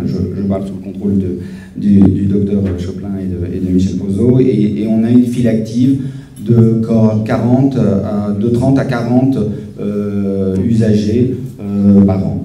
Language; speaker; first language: French; native; French